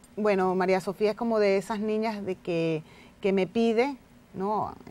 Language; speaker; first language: Spanish; native; Spanish